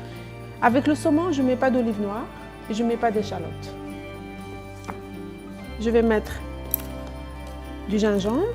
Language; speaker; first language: French; non-native, fluent; Spanish